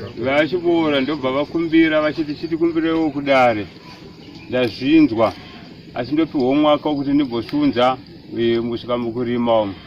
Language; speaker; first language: Shona; native; Shona